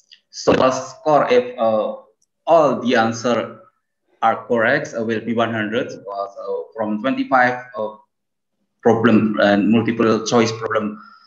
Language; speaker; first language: English; non-native, fluent; Indonesian